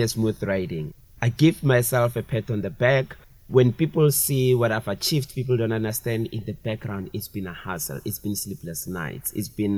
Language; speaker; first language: English; non-native, local second language; Tswana